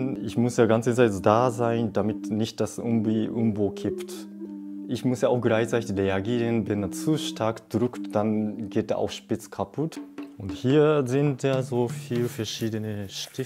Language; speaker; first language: German; non-native, fluent; Japanese